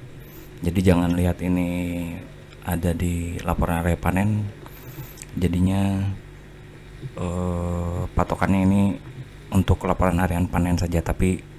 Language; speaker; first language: Indonesian; native; Indonesian